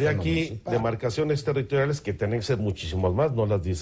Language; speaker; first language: Spanish; native; Spanish